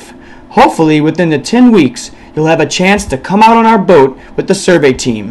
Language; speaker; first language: English; native; English